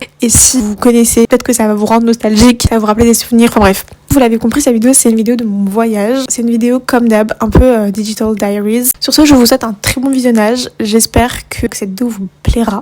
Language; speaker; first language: French; non-native, local second language; Malagasy